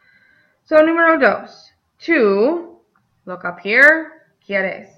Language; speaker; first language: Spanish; non-native, fluent; English